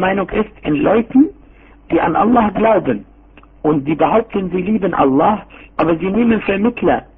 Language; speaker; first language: German; non-native, fluent; Arabic